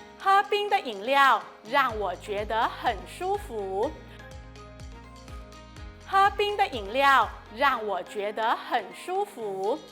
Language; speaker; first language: Chinese; non-native, fluent; Thai